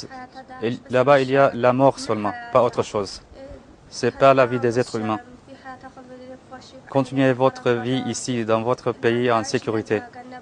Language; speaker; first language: French; non-native, learner; Kurdish